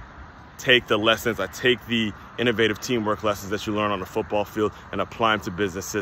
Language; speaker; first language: English; native; English